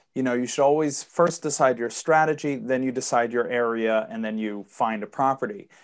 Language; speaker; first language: English; early bilingual, heritage; Swedish